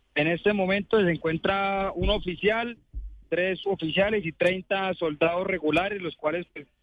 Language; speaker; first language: Spanish; native; Spanish